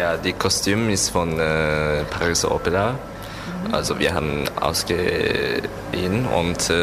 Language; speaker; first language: German; non-native, learner; Japanese